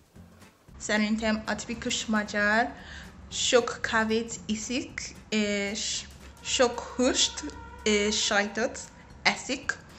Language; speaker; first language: Hungarian; non-native, learner; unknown